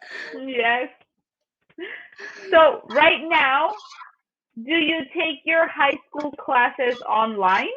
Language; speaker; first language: English; non-native, fluent; Spanish